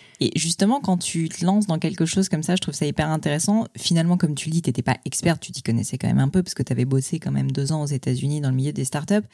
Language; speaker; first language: French; native; French